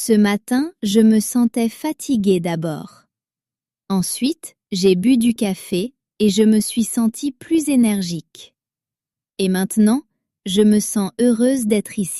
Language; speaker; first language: French; native; French